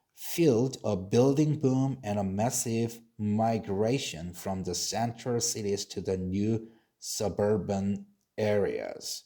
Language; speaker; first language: English; non-native, fluent; Korean